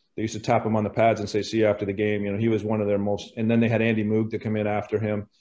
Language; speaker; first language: English; native; English